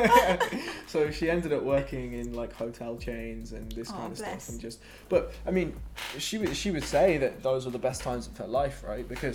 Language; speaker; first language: English; native; English